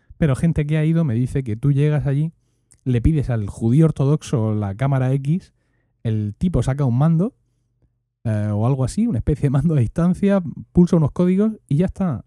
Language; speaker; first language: Spanish; native; Spanish